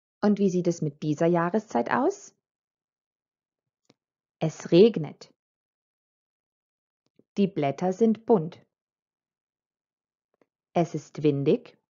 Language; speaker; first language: German; non-native, fluent; Croatian